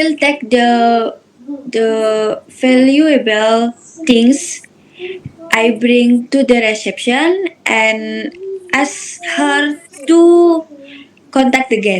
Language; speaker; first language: English; non-native, learner; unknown